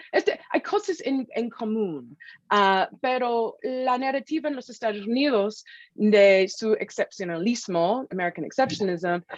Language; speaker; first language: Spanish; non-native, fluent; English